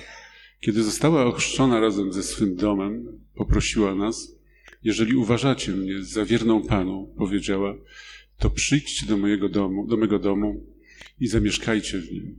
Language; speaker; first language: Polish; native; Polish